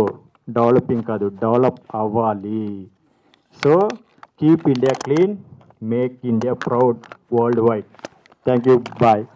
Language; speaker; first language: Telugu; native; Telugu